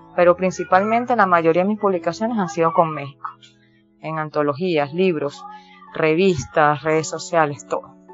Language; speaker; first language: Spanish; native; Spanish